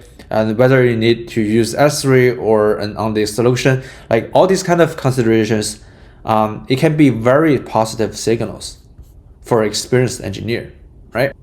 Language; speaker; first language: English; non-native, fluent; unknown